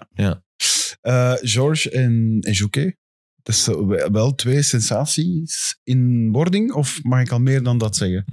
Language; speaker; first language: Dutch; native; Dutch